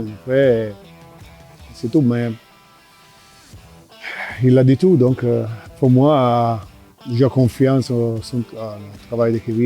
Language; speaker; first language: French; non-native, fluent; Italian